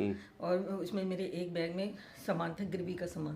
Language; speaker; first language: Hindi; native; Hindi